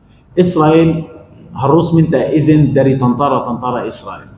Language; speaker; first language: Indonesian; non-native, fluent; Arabic